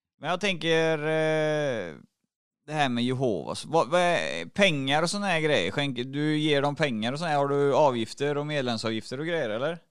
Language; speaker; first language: Swedish; native; Swedish